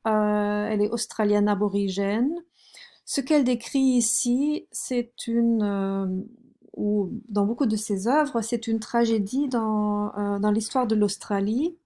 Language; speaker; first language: French; non-native, fluent; German